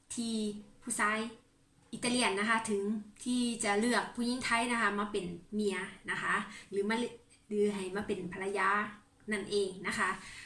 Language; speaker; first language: Thai; native; Thai